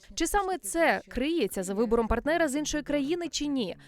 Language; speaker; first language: Ukrainian; native; Ukrainian